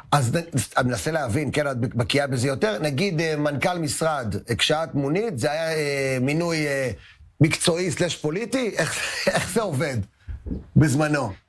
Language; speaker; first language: Hebrew; native; Hebrew